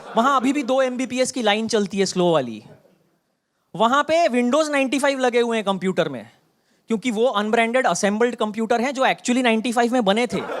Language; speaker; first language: Hindi; non-native, local second language; Bangla